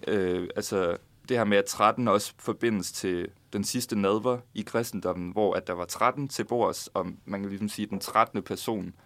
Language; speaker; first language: Danish; native; Danish